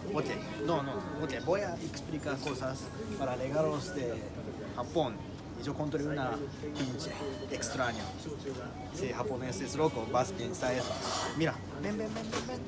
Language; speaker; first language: Spanish; non-native, learner; Japanese